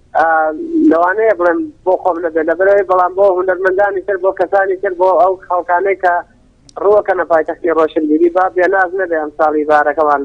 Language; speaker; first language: Central Kurdish; non-native, local second language; Gurani